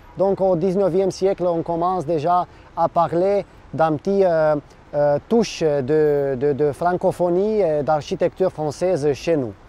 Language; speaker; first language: French; non-native, fluent; Romanian